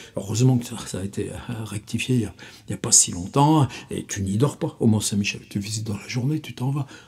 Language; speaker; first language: French; native; French